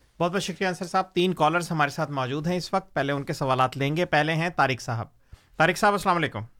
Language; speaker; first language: Urdu; native; Urdu